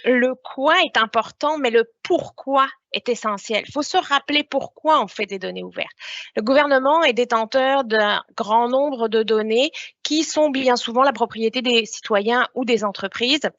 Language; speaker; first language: French; native; French